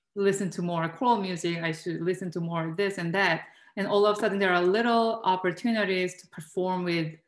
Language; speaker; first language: English; non-native, fluent; Korean